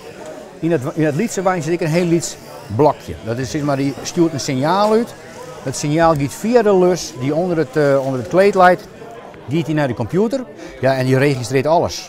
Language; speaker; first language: Dutch; non-native, local second language; Western Frisian